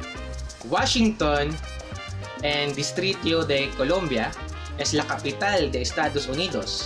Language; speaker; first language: Spanish; non-native, learner; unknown